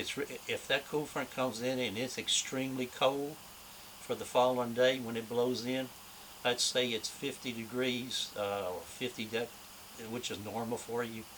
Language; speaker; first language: English; native; English